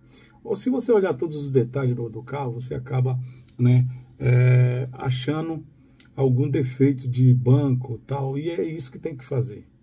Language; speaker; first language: Portuguese; native; Portuguese